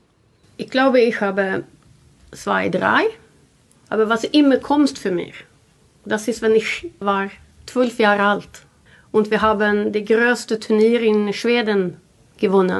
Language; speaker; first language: German; non-native, learner; Swedish